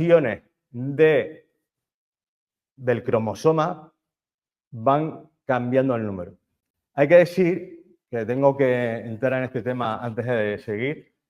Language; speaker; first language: Spanish; native; Spanish